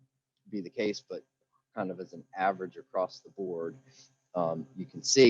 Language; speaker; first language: English; native; English